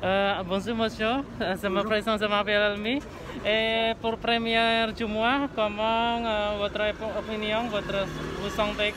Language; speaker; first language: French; non-native, learner; Indonesian